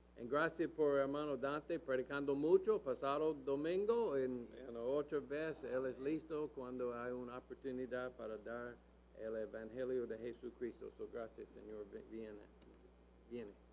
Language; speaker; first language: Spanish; non-native, learner; English